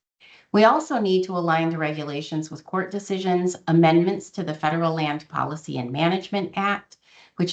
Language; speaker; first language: English; native; English